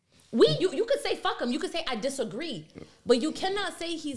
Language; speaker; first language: English; native; English